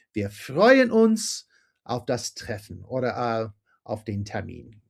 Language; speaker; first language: German; non-native, fluent; English